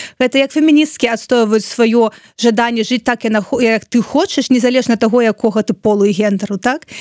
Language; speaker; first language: Belarusian; non-native, local second language; Russian